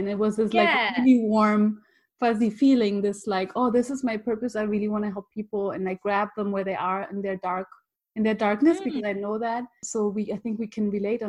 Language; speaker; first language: English; non-native, fluent; German